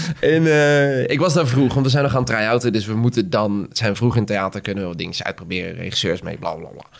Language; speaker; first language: Dutch; native; Dutch